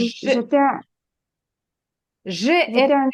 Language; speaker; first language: French; non-native, learner; Ukrainian